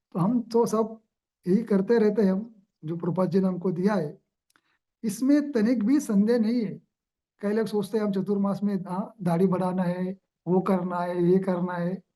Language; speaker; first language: Hindi; non-native, local second language; Marathi